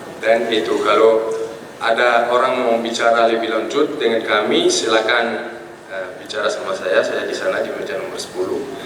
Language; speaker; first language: Indonesian; non-native, fluent; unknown